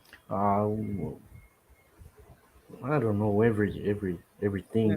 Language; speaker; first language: English; non-native, learner; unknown